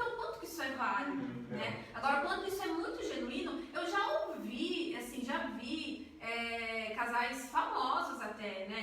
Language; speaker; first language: Portuguese; native; Portuguese